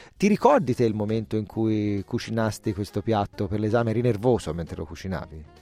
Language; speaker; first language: Italian; native; Italian